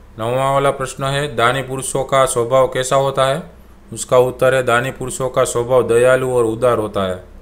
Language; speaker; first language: Hindi; non-native, local second language; Gujarati